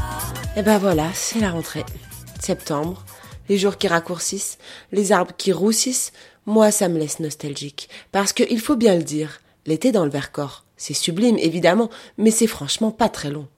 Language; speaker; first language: French; native; French